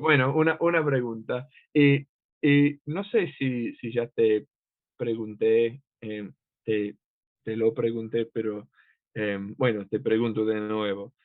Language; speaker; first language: Spanish; non-native, fluent; English